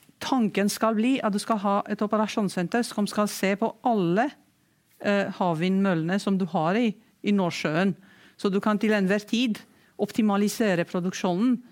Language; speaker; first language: Norwegian; non-native, fluent; Romanian